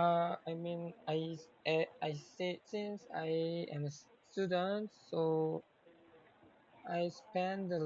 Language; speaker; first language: English; non-native, learner; Korean